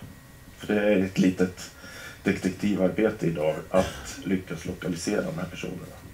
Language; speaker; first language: Swedish; native; Swedish